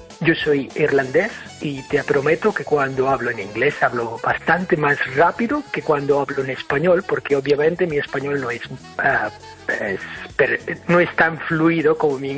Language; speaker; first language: Spanish; non-native, fluent; English